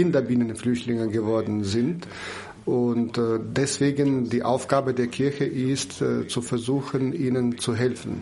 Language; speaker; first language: German; non-native, fluent; Ukrainian